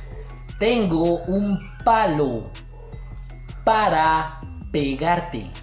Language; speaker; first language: Spanish; native; Spanish